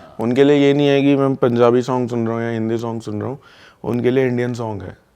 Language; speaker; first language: Hindi; non-native, fluent; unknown